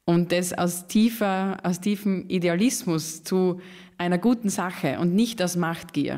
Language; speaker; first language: German; native; German